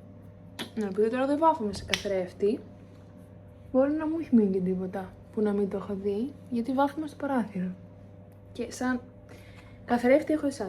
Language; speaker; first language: Greek; native; Greek